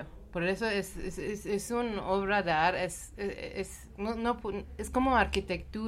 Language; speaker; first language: Spanish; non-native, learner; Persian